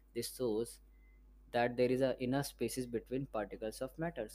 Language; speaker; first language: English; non-native, local second language; Hindi